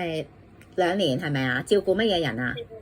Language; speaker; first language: Cantonese; native; Cantonese